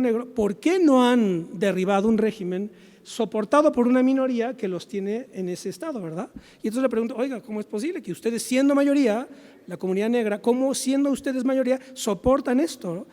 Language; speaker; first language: Spanish; native; Spanish